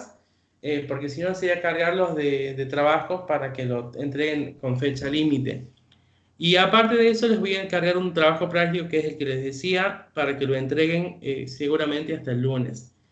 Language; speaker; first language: Spanish; native; Spanish